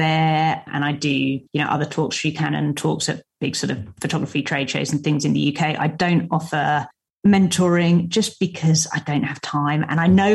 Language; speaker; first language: English; native; English